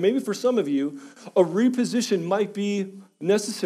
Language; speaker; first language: English; native; English